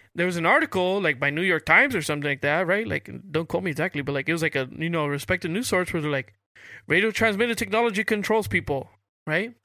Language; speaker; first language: English; early bilingual, other home language; Spanish